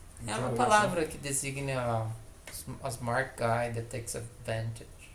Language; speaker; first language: Portuguese; native; Portuguese